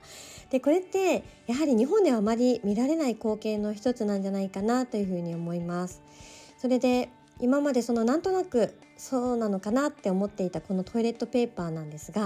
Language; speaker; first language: Japanese; native; Japanese